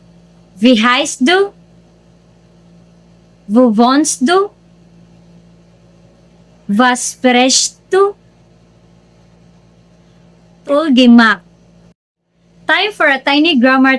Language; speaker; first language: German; non-native, learner; Cebuano